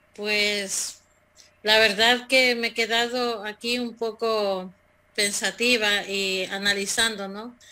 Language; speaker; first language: Spanish; native; Spanish